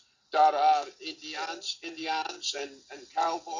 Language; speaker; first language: Dutch; non-native, learner; English